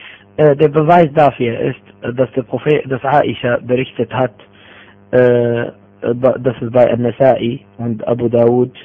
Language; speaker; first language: German; non-native, fluent; Arabic